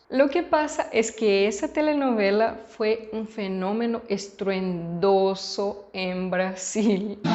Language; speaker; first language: Spanish; non-native, fluent; Portuguese